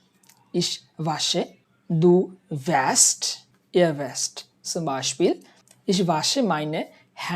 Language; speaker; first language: German; non-native, fluent; Bangla